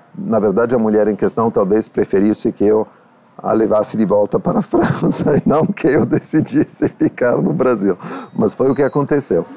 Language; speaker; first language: Portuguese; non-native, fluent; Italian